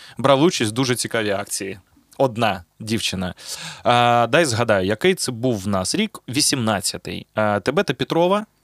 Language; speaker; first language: Ukrainian; native; Ukrainian